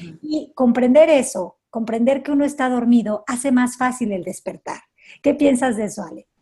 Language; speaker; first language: Spanish; native; Spanish